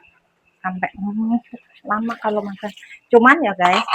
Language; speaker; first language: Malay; non-native, local second language; Indonesian